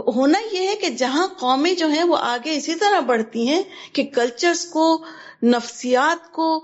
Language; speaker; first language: Urdu; native; Urdu